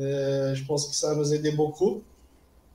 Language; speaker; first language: French; non-native, fluent; Portuguese